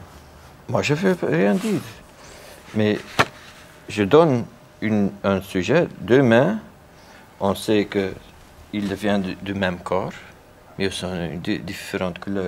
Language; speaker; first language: French; non-native, local second language; Dutch